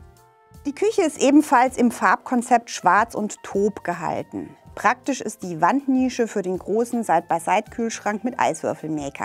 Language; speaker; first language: German; native; German